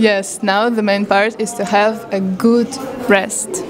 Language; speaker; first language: English; non-native, fluent; Russian